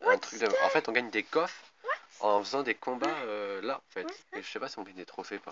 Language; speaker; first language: French; native; French